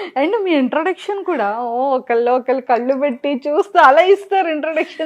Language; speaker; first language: Telugu; native; Telugu